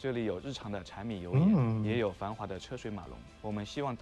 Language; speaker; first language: Chinese; native; Chinese